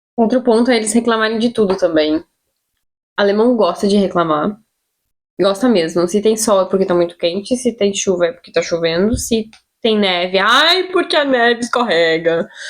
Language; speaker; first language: Portuguese; native; Portuguese